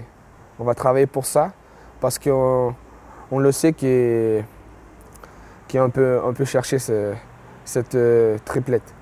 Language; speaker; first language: French; non-native, fluent; Portuguese